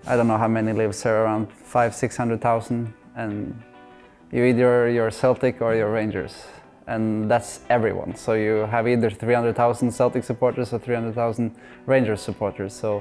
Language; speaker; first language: English; non-native, fluent; Norwegian